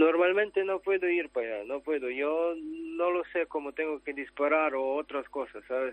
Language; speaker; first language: Spanish; non-native, learner; Ukrainian